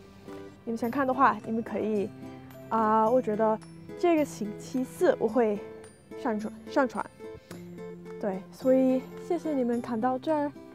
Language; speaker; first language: Chinese; non-native, fluent; English